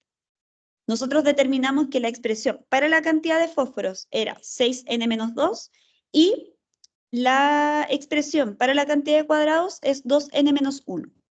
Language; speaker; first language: Spanish; native; Spanish